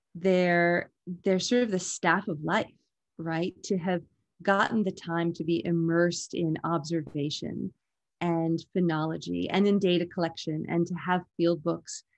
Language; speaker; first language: English; native; English